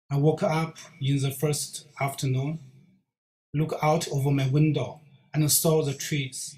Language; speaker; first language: English; non-native, learner; Chinese